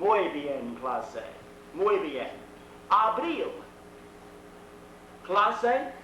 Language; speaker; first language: Spanish; non-native, fluent; English